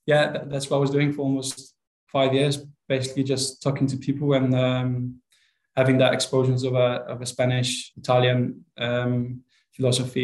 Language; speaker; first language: English; non-native, fluent; Polish